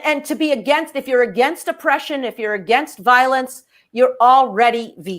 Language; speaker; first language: English; native; English